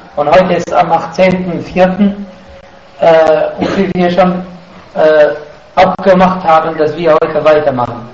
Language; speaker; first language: German; non-native, fluent; Arabic